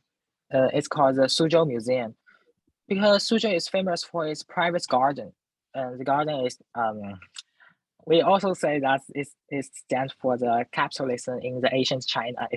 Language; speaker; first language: English; non-native, learner; Chinese